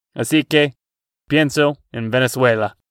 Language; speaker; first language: Spanish; non-native, learner; English